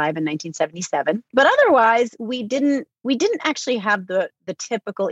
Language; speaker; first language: English; native; English